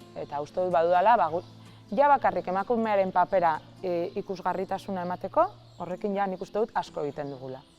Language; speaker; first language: Basque; native; Basque